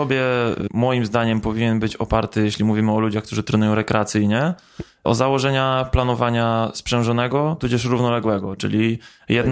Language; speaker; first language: Polish; native; Polish